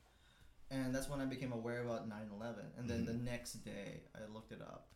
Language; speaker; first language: English; non-native, local second language; Filipino